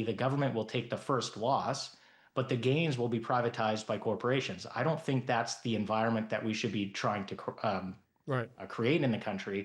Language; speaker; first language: English; native; English